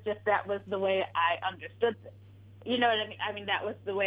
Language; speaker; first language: English; native; English